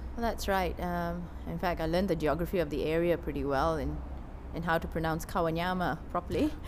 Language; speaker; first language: English; non-native, local second language; Tamil